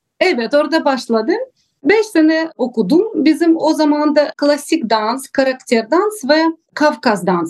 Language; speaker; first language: Turkish; non-native, learner; Russian